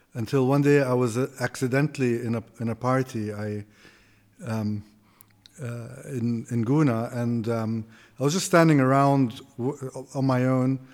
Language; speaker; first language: English; non-native, fluent; Arabic